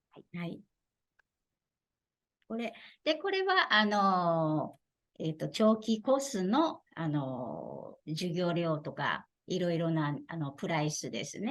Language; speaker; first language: Japanese; non-native, fluent; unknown